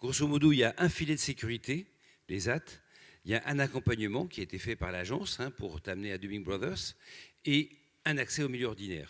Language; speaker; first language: French; native; French